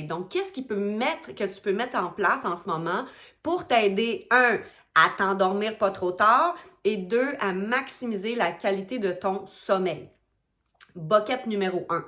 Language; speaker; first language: French; native; French